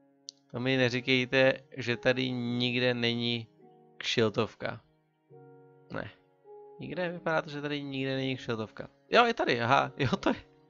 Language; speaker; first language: Czech; native; Czech